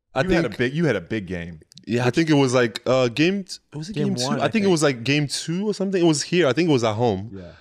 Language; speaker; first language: English; non-native, local second language; French